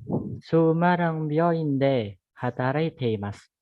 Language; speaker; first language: Japanese; non-native, learner; Indonesian